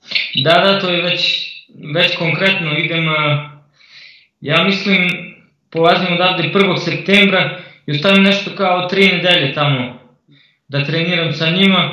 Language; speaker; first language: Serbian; early bilingual, heritage; Croatian